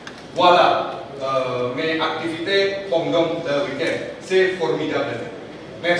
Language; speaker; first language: French; non-native, learner; Indonesian